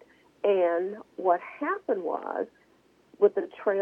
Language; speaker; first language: English; native; English